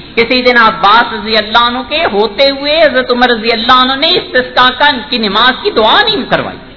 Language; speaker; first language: Urdu; native; Urdu